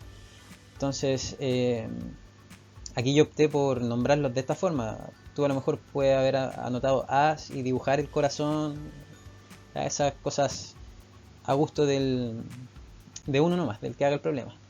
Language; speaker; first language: Spanish; native; Spanish